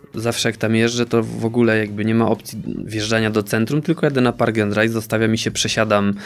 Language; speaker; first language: Polish; native; Polish